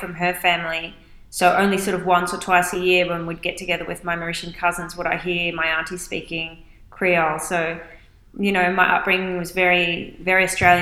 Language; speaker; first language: English; native; English